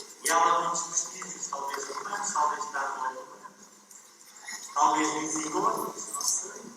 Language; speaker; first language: Portuguese; non-native, fluent; Spanish